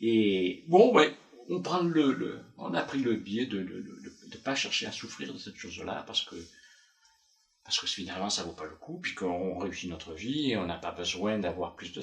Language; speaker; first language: French; native; French